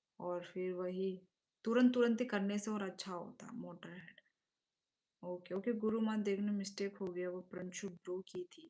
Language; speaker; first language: Hindi; non-native, local second language; Kok Borok